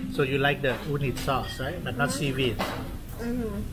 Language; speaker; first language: English; non-native, learner; Thai